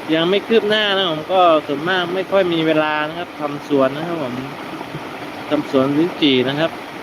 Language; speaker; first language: Thai; native; Thai